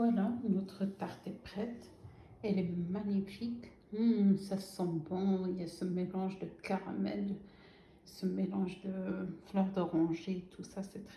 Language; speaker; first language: French; non-native, local second language; Arabic